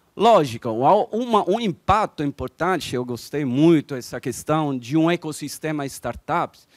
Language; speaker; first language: Portuguese; non-native, fluent; Italian